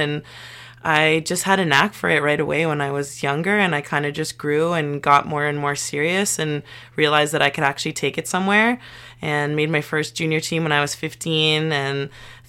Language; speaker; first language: English; native; English